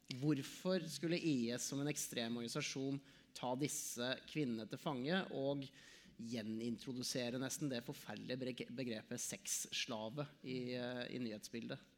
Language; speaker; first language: Norwegian; native; Norwegian